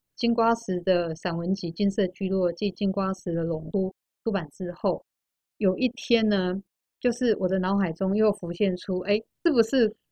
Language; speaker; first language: Chinese; native; Chinese